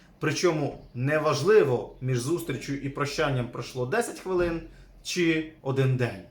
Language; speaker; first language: Ukrainian; native; Ukrainian